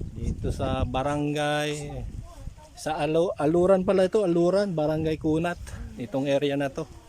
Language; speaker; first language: Filipino; native; Filipino